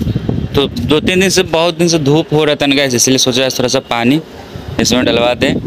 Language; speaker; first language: Hindi; native; Hindi